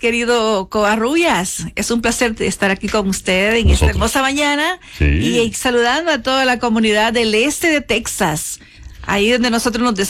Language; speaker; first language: Spanish; native; Spanish